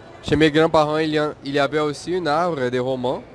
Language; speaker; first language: French; non-native, fluent; Portuguese